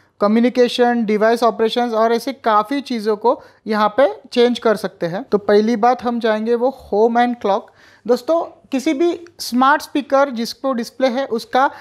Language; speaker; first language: Hindi; non-native, local second language; Marathi